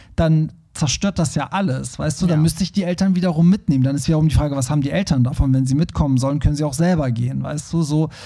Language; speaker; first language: German; early bilingual, other home language; Persian